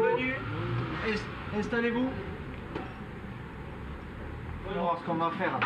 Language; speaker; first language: French; native; French